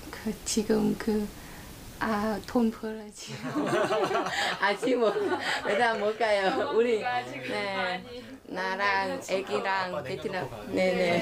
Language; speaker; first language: Korean; non-native, learner; Vietnamese